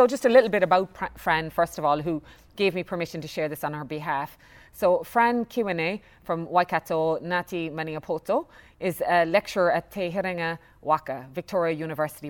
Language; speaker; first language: English; native; English